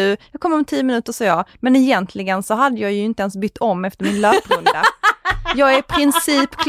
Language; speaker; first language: Swedish; native; Swedish